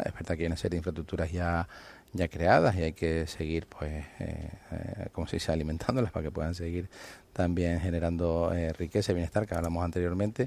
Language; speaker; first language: Spanish; native; Spanish